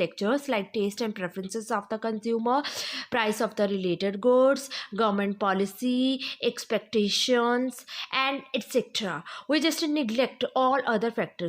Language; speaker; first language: English; non-native, local second language; Hindi